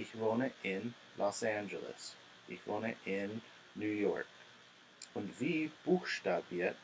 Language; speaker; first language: German; non-native, fluent; English